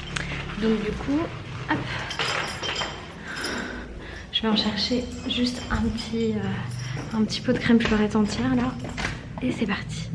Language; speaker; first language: French; native; French